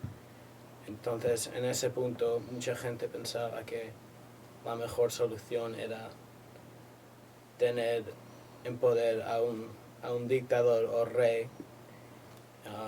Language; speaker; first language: Spanish; native; Spanish